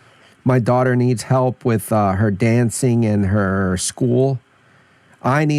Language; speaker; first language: English; native; English